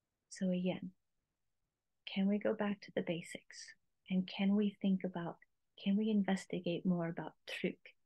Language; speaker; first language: English; native; English